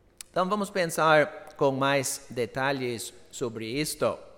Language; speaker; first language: Portuguese; non-native, fluent; English